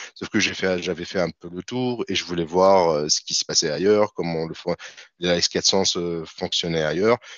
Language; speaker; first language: French; non-native, local second language; Arabic